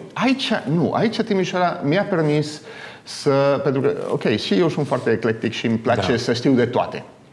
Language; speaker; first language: Romanian; non-native, fluent; Catalan